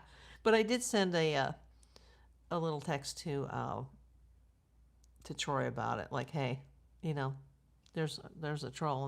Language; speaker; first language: English; native; English